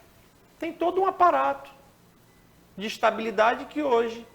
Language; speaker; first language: Portuguese; native; Portuguese